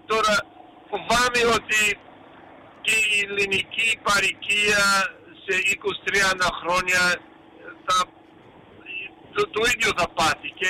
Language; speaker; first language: Greek; early bilingual, heritage; Greek